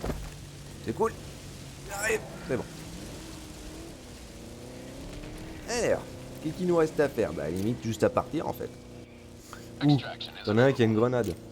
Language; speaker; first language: French; native; French